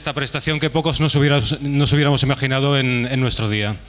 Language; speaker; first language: Spanish; native; Spanish